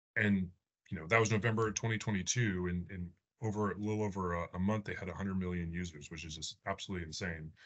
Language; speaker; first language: English; native; English